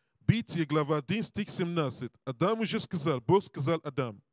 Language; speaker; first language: Russian; non-native, learner; English